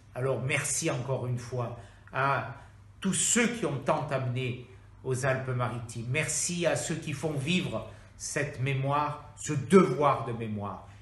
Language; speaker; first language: French; native; French